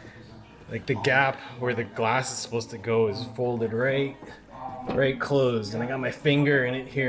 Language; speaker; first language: English; native; English